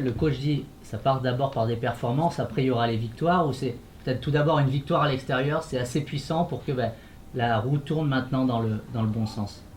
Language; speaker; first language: French; native; French